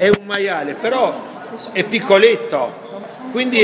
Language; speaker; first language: Italian; native; Italian